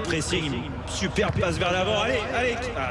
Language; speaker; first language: French; native; French